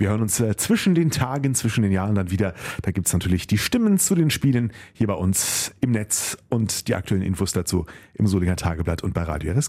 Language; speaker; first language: German; native; German